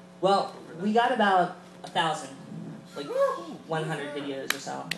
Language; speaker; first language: English; native; English